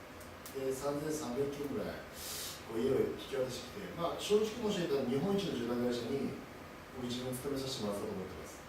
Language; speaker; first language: Japanese; native; Japanese